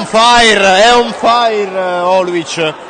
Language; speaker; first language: Italian; native; Italian